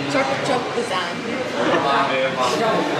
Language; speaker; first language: Turkish; non-native, learner; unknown